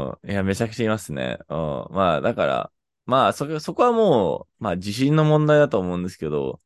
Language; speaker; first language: Japanese; non-native, fluent; English